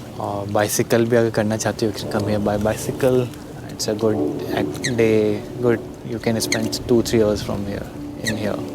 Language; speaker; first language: Hindi; native; Hindi